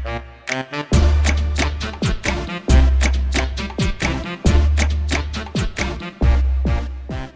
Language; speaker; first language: English; non-native, fluent; Portuguese